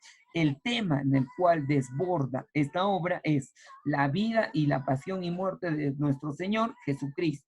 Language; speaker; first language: Spanish; native; Spanish